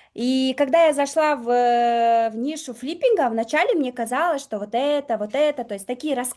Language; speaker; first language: Russian; non-native, local second language; Kyrgyz